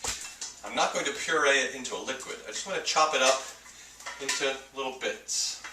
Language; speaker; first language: English; native; English